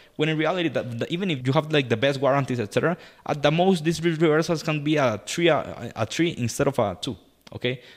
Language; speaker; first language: English; non-native, fluent; Spanish